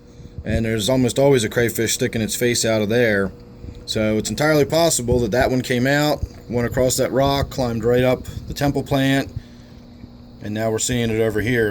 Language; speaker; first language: English; native; English